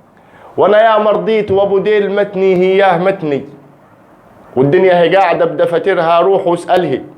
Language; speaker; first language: Arabic; native; Arabic